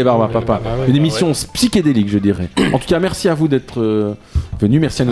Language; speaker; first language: French; native; French